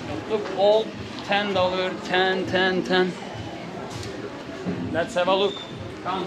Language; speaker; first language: English; non-native, learner; Turkish